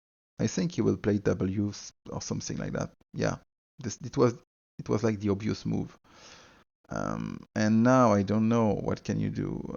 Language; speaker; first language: English; non-native, fluent; French